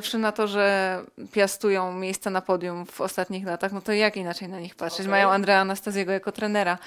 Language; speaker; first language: Polish; native; Polish